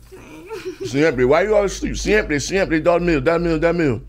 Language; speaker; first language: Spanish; non-native, learner; English